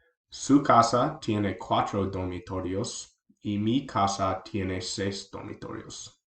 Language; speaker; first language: Spanish; non-native, learner; English